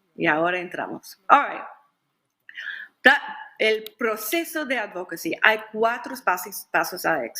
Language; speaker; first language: Spanish; non-native, fluent; English